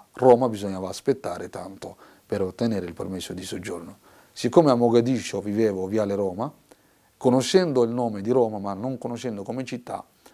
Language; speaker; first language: Italian; non-native, fluent; Somali